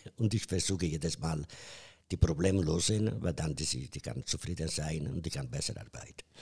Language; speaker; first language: German; non-native, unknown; Italian